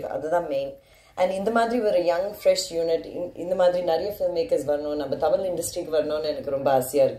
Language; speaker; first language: Tamil; early bilingual, heritage; Tamil